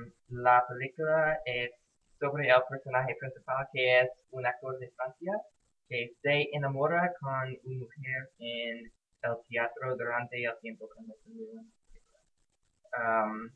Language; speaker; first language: Spanish; non-native, learner; English